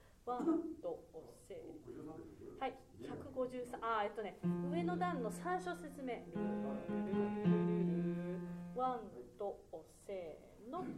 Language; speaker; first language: Japanese; native; Japanese